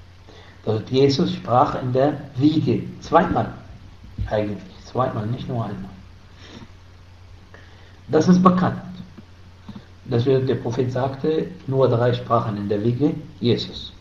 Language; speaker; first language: German; non-native, fluent; Arabic